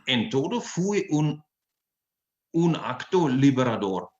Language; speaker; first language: Spanish; non-native, fluent; German